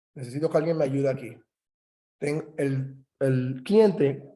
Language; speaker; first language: Spanish; early bilingual, heritage; Spanish